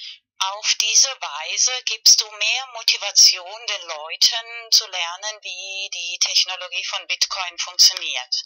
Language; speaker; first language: German; non-native, fluent; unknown